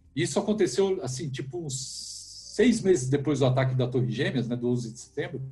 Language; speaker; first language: Portuguese; native; Portuguese